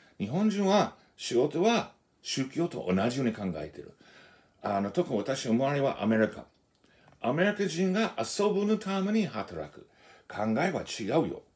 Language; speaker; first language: Japanese; non-native, fluent; English